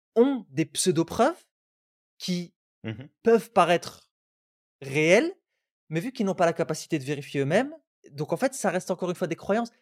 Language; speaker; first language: French; non-native, local second language; Arabic